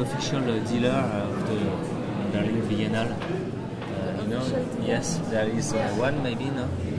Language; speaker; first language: English; non-native, fluent; French